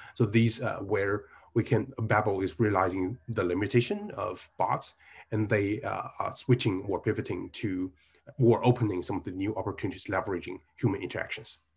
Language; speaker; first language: English; non-native, fluent; Chinese